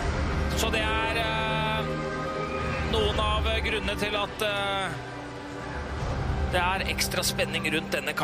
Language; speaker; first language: Norwegian; native; Norwegian